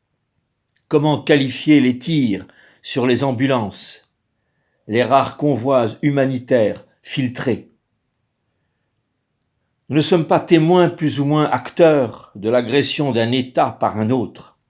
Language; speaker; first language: French; native; French